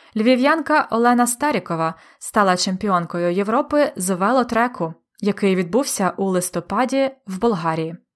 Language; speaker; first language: Ukrainian; native; Ukrainian